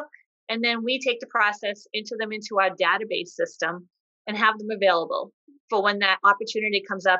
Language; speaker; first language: English; native; English